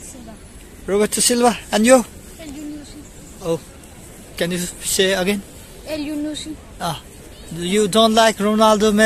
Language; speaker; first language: English; non-native, learner; Nepali